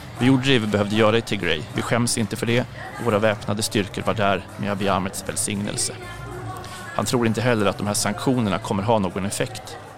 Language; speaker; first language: Swedish; native; Swedish